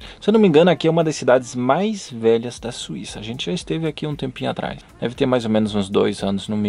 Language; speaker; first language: Portuguese; native; Portuguese